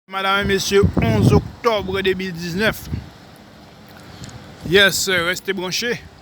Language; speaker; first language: French; non-native, local second language; Haitian Creole